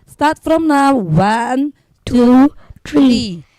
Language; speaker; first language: English; non-native, learner; Indonesian